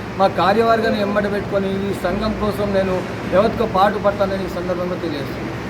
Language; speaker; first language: Telugu; non-native, local second language; Lambadi